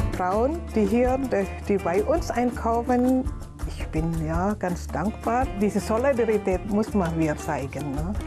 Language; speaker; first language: German; non-native, learner; Indonesian